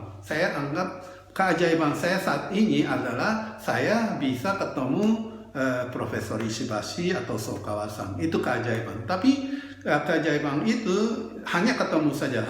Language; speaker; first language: Indonesian; non-native, fluent; Japanese